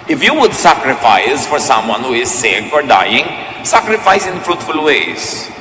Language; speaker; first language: English; non-native, local second language; Filipino